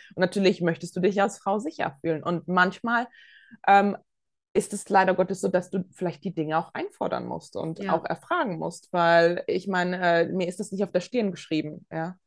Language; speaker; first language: German; early bilingual, other home language; Latvian